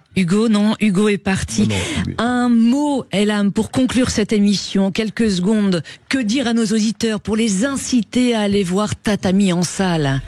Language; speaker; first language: French; native; French